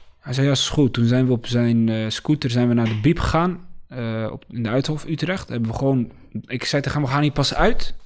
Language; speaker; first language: Dutch; early bilingual, other home language; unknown